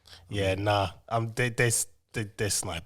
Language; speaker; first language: English; native; English